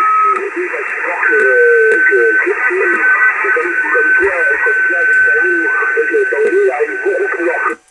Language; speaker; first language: French; native; French